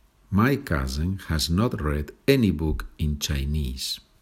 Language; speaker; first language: English; non-native, fluent; Spanish